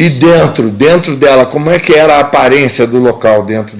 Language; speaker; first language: Portuguese; native; Portuguese